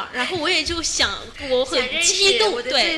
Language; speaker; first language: Chinese; non-native, fluent; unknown